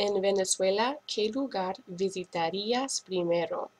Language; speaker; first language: Spanish; non-native, fluent; English